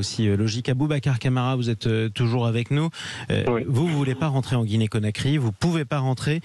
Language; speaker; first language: French; native; French